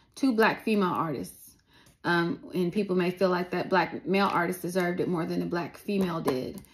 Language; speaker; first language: English; native; English